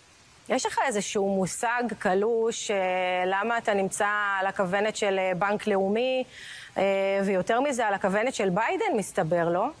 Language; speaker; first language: Hebrew; native; Hebrew